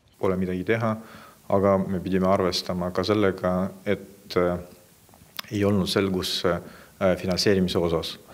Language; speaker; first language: Estonian; native; Estonian